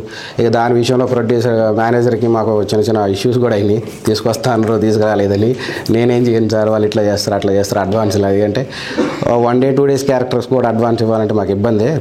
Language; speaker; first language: Telugu; native; Telugu